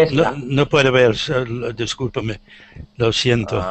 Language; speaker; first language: Spanish; non-native, learner; English